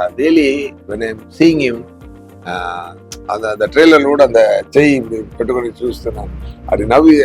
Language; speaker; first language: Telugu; non-native, learner; Tamil